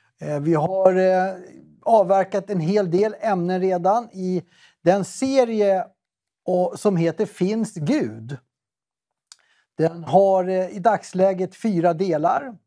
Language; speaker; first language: Swedish; native; Swedish